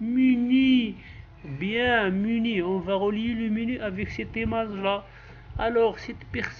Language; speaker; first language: French; non-native, local second language; Arabic